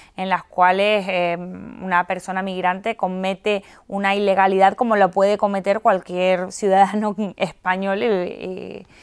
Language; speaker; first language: Spanish; native; Spanish